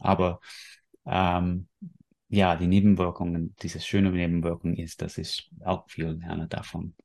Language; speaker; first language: German; non-native, fluent; English